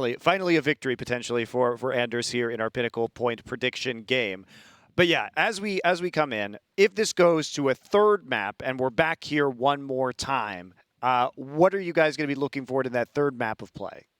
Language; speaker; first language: English; native; English